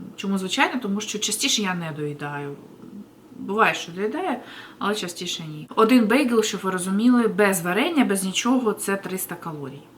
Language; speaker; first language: Ukrainian; native; Ukrainian